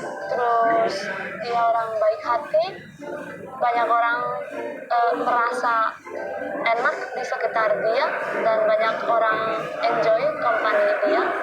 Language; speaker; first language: Indonesian; non-native, fluent; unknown